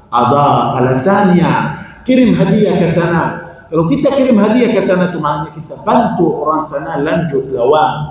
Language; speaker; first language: Indonesian; non-native, fluent; Arabic